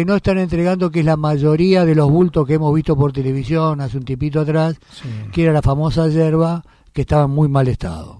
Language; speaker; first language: Spanish; native; Spanish